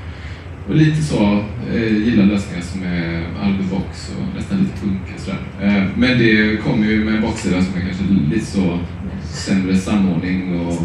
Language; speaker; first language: Swedish; native; Swedish